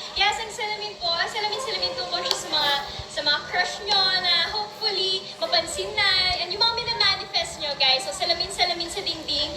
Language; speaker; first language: Filipino; native; Filipino